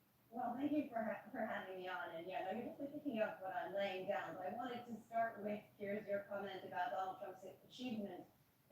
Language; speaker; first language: English; native; English